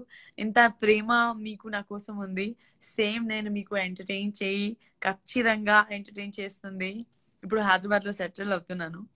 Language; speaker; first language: Telugu; non-native, learner; Gujarati